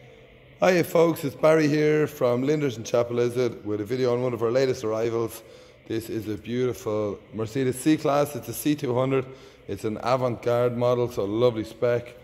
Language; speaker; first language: English; native; English